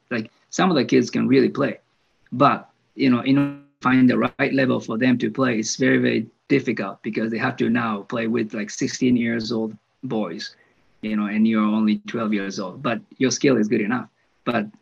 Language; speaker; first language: English; non-native, fluent; Japanese